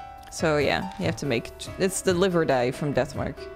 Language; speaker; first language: English; non-native, fluent; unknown